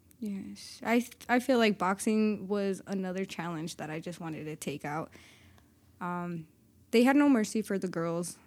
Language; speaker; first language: English; native; English